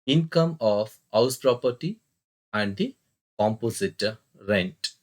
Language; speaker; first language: English; non-native, local second language; Kannada